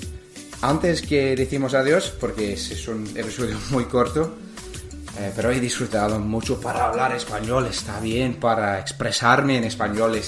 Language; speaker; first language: Spanish; non-native, learner; English